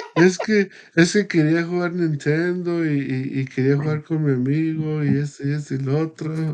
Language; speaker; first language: Spanish; early bilingual, heritage; Spanish